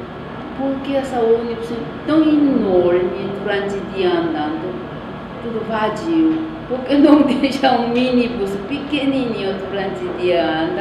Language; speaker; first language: Portuguese; non-native, learner; Korean